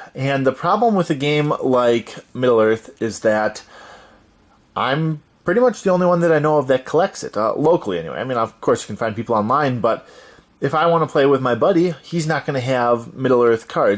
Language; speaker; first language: English; native; English